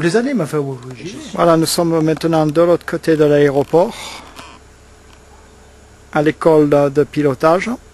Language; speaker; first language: French; native; French